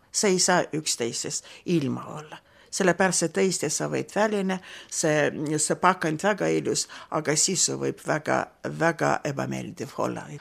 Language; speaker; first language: Estonian; non-native, local second language; Russian